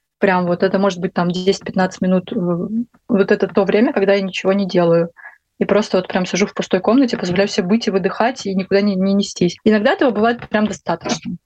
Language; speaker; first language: Russian; native; Russian